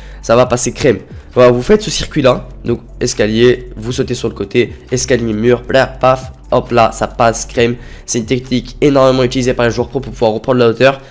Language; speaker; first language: French; native; French